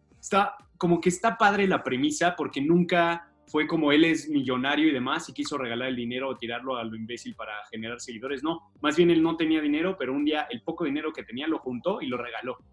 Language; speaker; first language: Spanish; native; Spanish